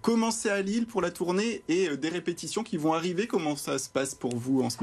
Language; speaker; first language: French; native; French